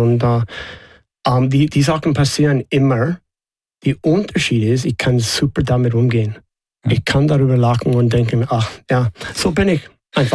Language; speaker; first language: German; non-native, fluent; English